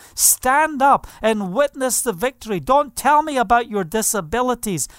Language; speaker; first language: English; native; English